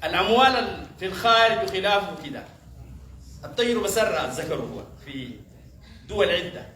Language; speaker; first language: Arabic; native; Arabic